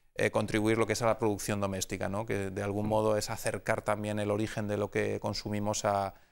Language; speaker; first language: Spanish; native; Spanish